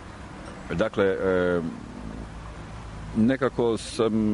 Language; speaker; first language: Croatian; native; Croatian